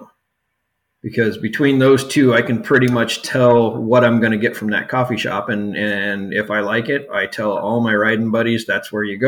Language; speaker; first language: English; native; English